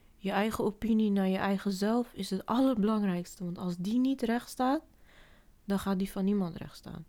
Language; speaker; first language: Dutch; early bilingual, other home language; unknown